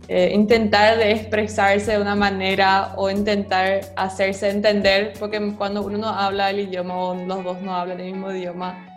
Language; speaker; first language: Spanish; non-native, fluent; German